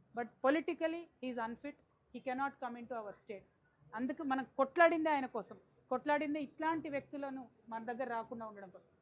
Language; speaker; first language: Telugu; native; Telugu